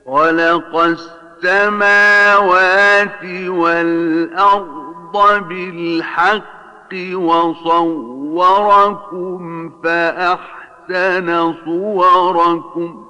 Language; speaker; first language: Arabic; native; Arabic